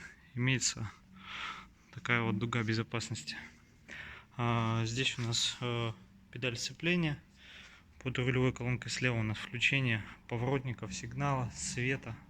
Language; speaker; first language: Russian; native; Russian